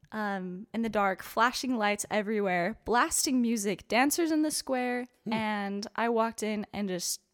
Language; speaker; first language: English; native; English